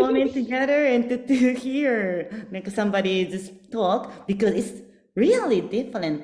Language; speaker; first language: English; non-native, learner; Japanese